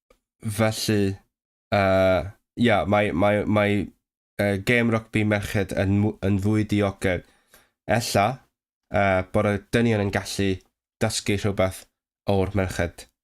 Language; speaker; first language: Welsh; non-native, fluent; Cantonese